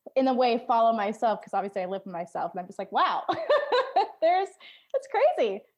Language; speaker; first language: English; native; English